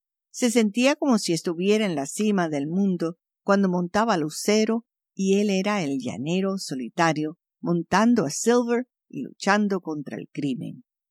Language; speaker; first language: Spanish; early bilingual, heritage; Spanish